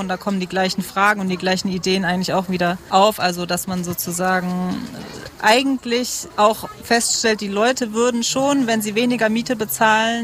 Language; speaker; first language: German; native; German